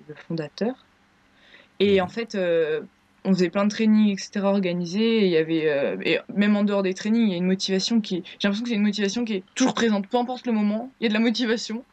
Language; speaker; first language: French; native; French